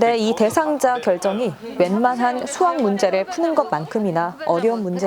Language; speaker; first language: Korean; native; Korean